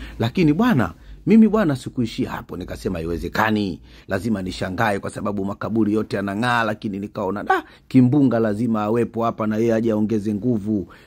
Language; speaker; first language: Swahili; native; Swahili